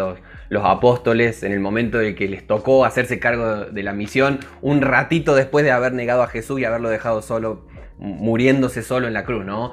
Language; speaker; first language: Spanish; native; Spanish